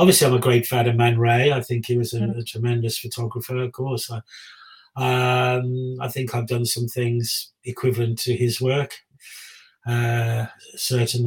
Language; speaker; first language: English; native; English